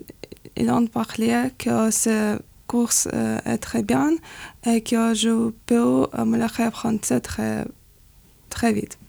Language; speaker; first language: French; non-native, learner; Ukrainian